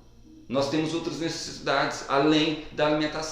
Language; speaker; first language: Portuguese; native; Portuguese